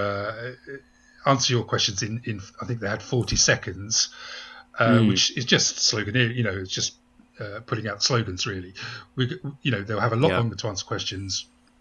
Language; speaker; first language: English; native; English